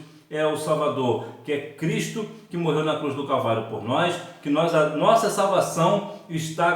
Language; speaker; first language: Portuguese; native; Portuguese